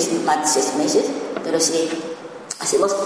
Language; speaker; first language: Spanish; non-native, learner; Japanese